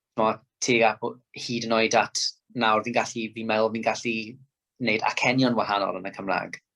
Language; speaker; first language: Welsh; non-native, local second language; English